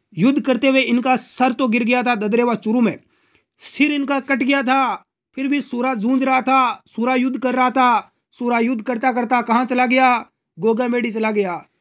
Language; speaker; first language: Hindi; native; Hindi